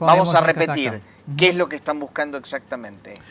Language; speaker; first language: Spanish; native; Spanish